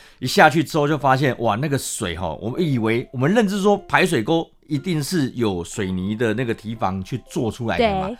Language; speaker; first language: Chinese; native; Chinese